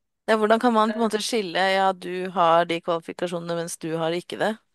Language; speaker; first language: Norwegian; native; Norwegian